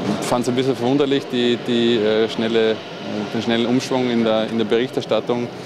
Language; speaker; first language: German; native; German